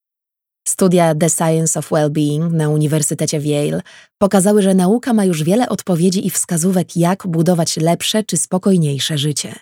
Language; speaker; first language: Polish; native; Polish